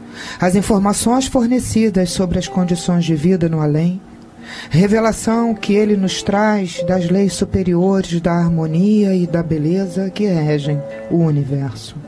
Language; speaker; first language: Portuguese; native; Portuguese